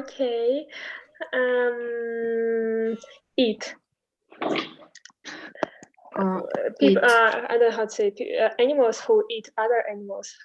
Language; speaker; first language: English; non-native, learner; Russian